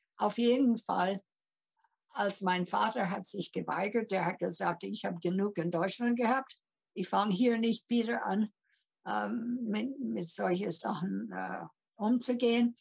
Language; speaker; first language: German; early bilingual, heritage; English